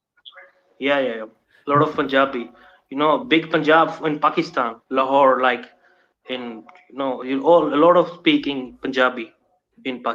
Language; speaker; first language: English; non-native, learner; Punjabi